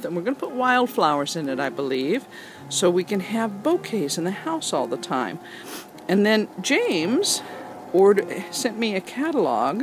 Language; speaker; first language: English; native; English